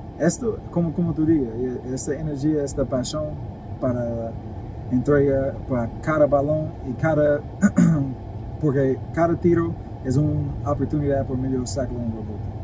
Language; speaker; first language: Spanish; non-native, learner; English